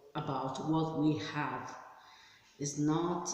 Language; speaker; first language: English; non-native, fluent; Italian